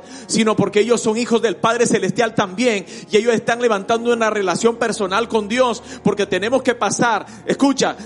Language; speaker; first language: Spanish; native; Spanish